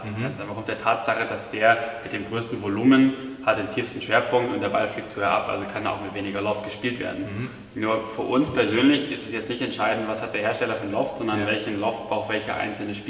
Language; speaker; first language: German; native; German